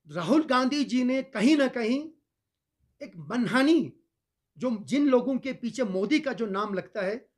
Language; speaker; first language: Hindi; non-native, local second language; Ladakhi